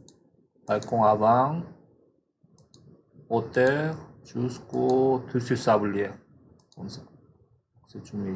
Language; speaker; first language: French; non-native, fluent; Korean